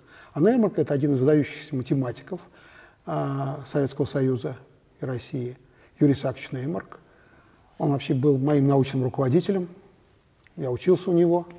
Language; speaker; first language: Russian; native; Russian